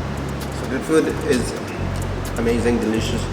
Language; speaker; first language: English; non-native, local second language; Filipino